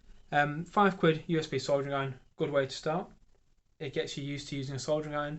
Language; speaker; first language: English; native; English